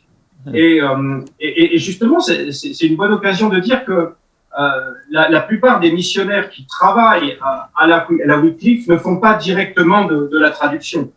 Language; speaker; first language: French; native; French